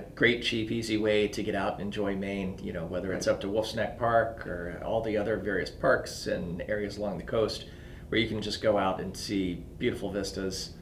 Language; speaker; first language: English; native; English